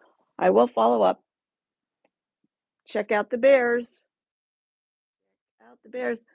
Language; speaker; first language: English; native; English